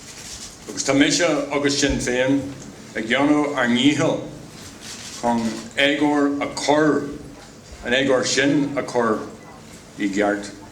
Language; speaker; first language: Irish; non-native, local second language; English